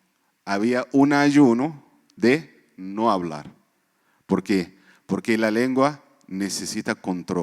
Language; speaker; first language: Spanish; non-native, fluent; Arabic